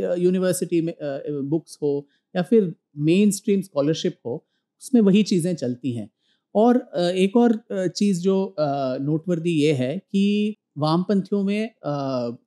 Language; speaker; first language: Hindi; non-native, local second language; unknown